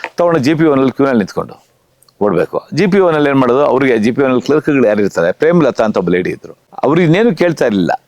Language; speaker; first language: Kannada; native; Kannada